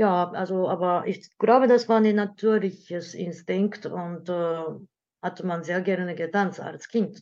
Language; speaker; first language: German; non-native, learner; Japanese